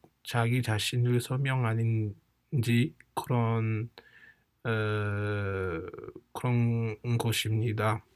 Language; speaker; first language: Korean; non-native, fluent; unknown